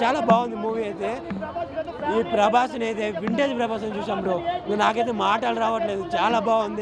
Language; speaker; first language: Telugu; native; Telugu